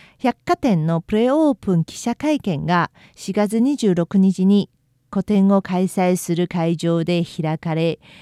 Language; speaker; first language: Japanese; non-native, fluent; Chinese